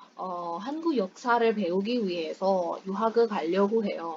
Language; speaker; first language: Korean; non-native, fluent; Burmese